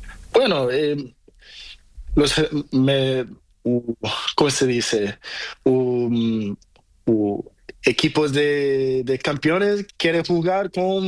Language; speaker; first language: Spanish; non-native, learner; Portuguese